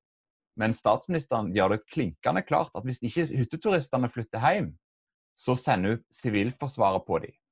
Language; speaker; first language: Norwegian; native; Norwegian